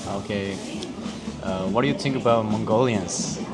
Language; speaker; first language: English; non-native, fluent; Mongolian